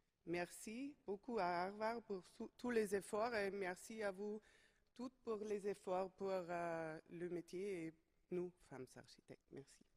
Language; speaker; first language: French; non-native, fluent; German